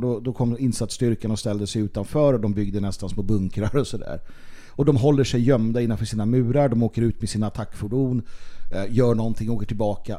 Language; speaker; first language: Swedish; native; Swedish